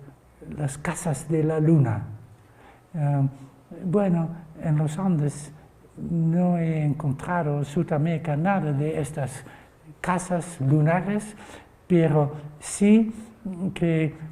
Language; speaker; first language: Spanish; non-native, fluent; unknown